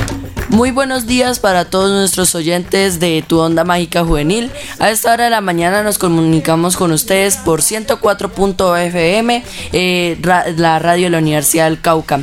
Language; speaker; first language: Spanish; native; Spanish